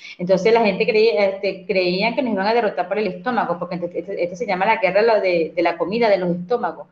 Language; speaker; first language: Spanish; native; Spanish